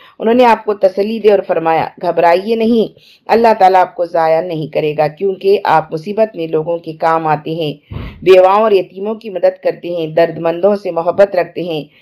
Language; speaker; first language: Urdu; native; Urdu